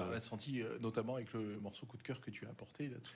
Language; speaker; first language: French; native; French